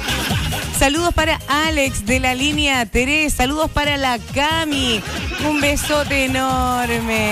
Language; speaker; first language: Spanish; native; Spanish